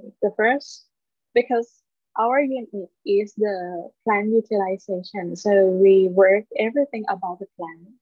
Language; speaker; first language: English; non-native, learner; Thai